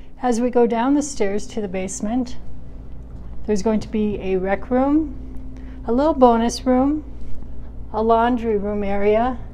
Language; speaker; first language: English; native; English